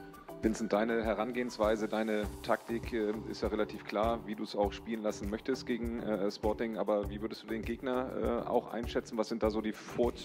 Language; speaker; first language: German; native; German